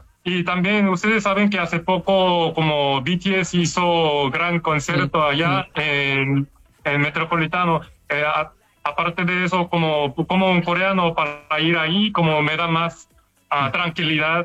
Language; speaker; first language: Spanish; non-native, fluent; Korean